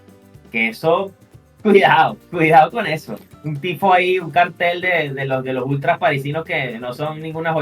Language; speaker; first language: Spanish; native; Spanish